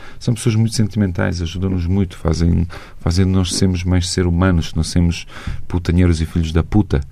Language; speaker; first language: Portuguese; non-native, fluent; Bosnian